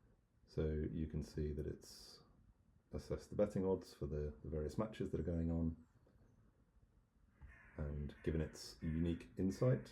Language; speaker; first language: English; native; English